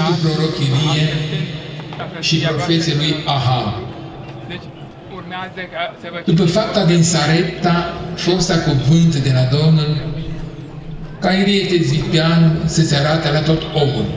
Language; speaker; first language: Romanian; native; Romanian